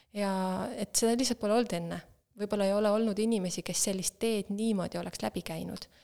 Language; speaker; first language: Estonian; native; Estonian